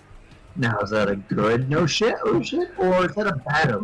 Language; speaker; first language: English; native; English